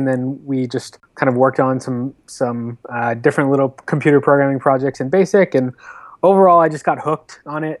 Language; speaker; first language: English; native; English